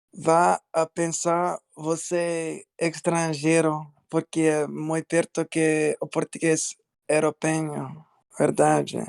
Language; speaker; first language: Portuguese; non-native, learner; English